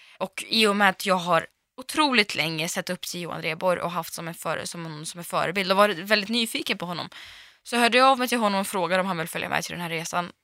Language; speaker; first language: Swedish; early bilingual, other home language; Russian